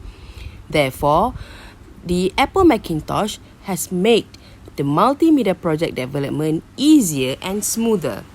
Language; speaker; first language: English; non-native, local second language; Malay